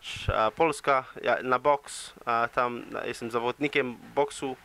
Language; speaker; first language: Polish; early bilingual, heritage; English